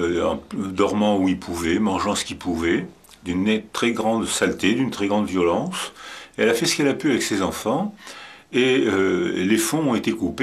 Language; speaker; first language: French; native; French